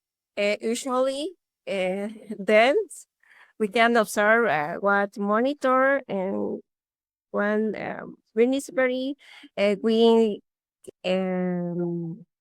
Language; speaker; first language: English; non-native, learner; Spanish